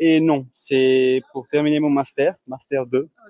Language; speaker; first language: French; non-native, fluent; Spanish